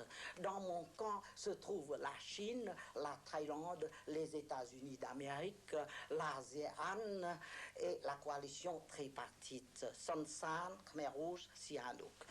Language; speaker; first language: French; non-native, local second language; Khmer